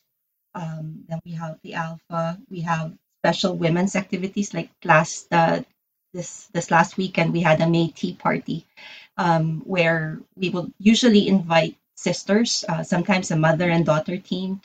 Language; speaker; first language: English; non-native, local second language; Filipino